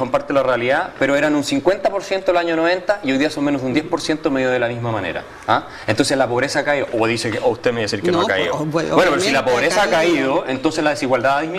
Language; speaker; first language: Spanish; native; Spanish